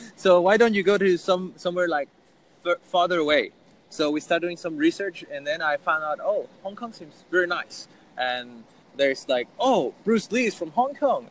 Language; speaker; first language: English; non-native, fluent; Spanish